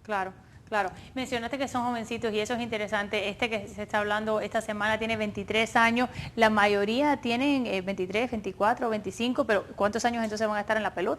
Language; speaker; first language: Spanish; early bilingual, other home language; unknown